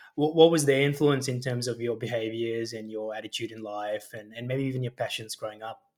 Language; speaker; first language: English; early bilingual, other home language; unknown